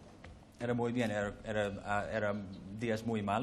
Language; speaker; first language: Spanish; early bilingual, heritage; English